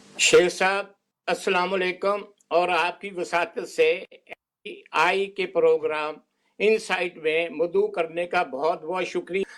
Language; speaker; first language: Urdu; non-native, local second language; Punjabi